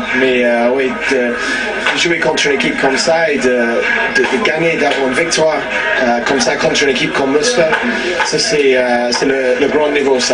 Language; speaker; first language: French; non-native, fluent; English